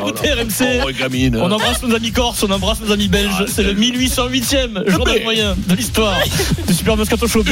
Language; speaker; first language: French; native; French